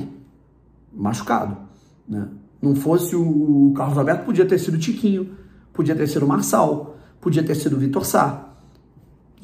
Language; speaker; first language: Portuguese; native; Portuguese